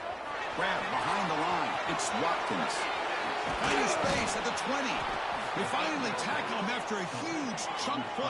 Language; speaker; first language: English; native; English